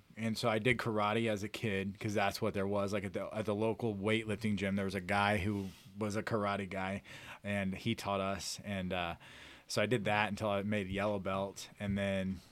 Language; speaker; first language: English; native; English